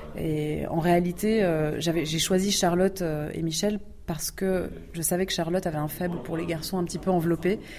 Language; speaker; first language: French; early bilingual, other home language; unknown